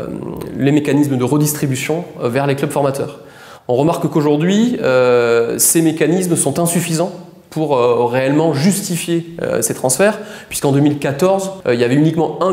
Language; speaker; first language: French; native; French